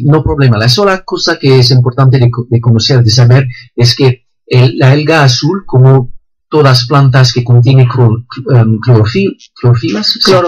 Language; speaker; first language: Spanish; non-native, fluent; French